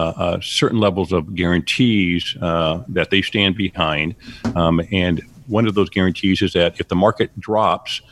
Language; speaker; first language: English; native; English